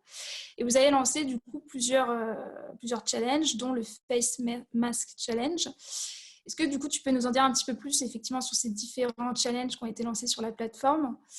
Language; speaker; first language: French; native; French